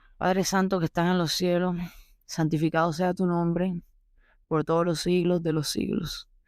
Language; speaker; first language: Spanish; early bilingual, heritage; Spanish